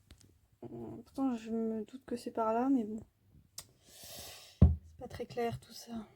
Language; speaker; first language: French; native; French